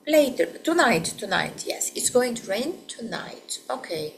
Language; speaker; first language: English; non-native, fluent; Bulgarian